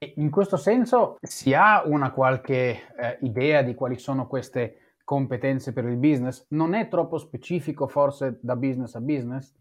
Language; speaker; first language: Italian; non-native, fluent; Hebrew